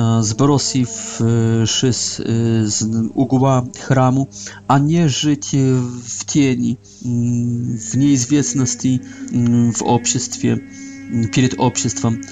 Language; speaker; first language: Polish; non-native, learner; Russian